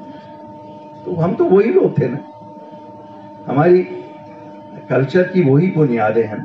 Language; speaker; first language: Hindi; non-native, local second language; Kashmiri